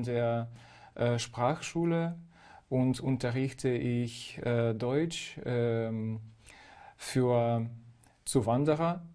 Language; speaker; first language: German; non-native, fluent; Ukrainian